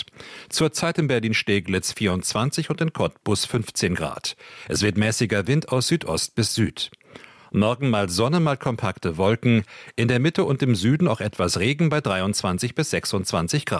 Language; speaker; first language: German; native; German